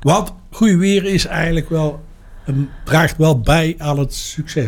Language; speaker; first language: Dutch; native; Dutch